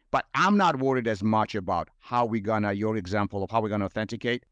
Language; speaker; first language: English; non-native, fluent; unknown